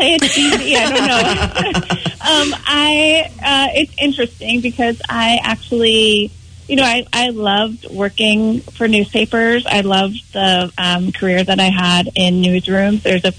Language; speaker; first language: English; native; English